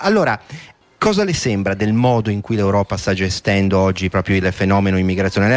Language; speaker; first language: Italian; native; Italian